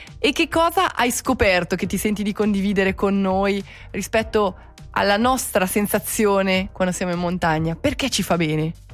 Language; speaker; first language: Italian; native; Italian